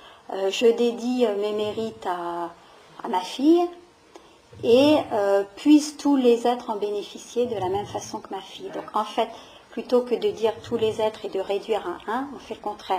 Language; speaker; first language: French; native; French